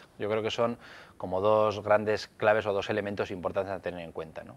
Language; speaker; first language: Spanish; native; Spanish